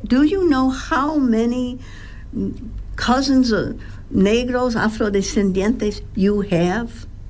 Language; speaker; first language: English; native; English